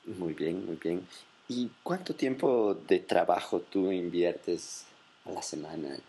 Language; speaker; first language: Spanish; native; Spanish